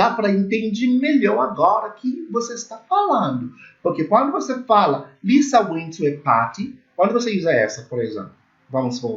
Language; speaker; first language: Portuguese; non-native, learner; English